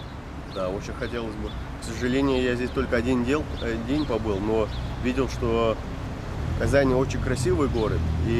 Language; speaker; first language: Russian; early bilingual, heritage; Dutch